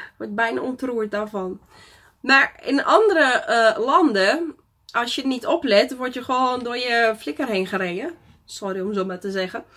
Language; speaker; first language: Dutch; non-native, fluent; Portuguese